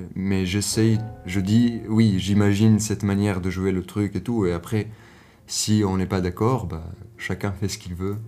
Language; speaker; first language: French; non-native, local second language; Arabic